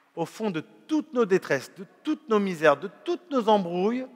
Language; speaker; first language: French; native; French